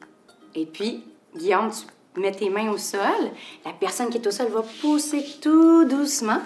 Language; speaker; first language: French; native; French